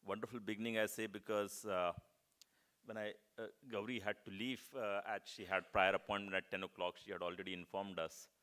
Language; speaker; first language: English; non-native, local second language; Marathi